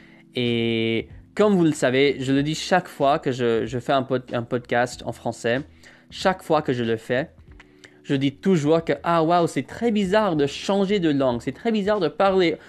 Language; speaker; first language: French; non-native, fluent; English